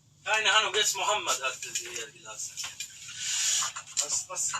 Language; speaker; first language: German; non-native, learner; Arabic